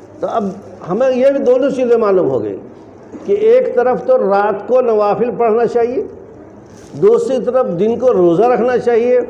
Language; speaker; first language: Urdu; native; Urdu